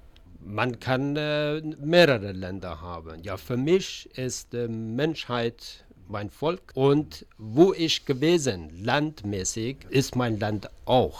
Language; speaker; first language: German; non-native, learner; Persian